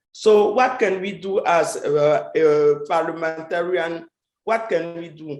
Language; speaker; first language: English; non-native, fluent; French